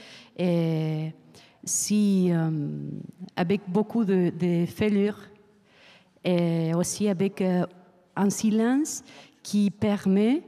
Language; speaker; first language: French; non-native, learner; Spanish